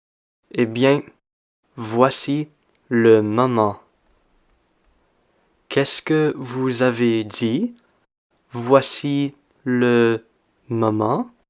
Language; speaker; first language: French; non-native, fluent; English